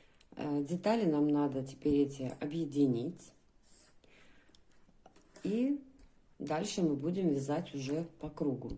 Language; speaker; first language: Russian; native; Russian